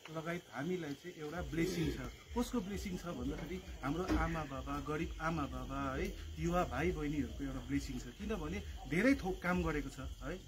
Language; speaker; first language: Nepali; native; Nepali